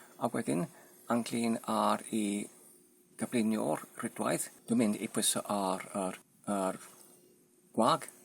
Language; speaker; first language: Welsh; non-native, learner; Polish